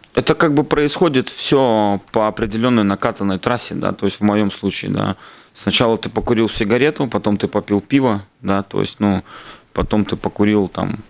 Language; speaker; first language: Russian; native; Russian